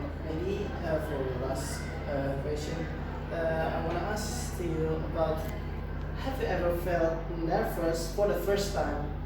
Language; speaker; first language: English; non-native, learner; Indonesian